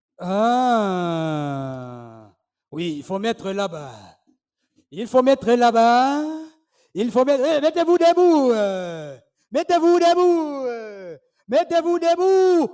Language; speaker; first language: French; non-native, fluent; Swahili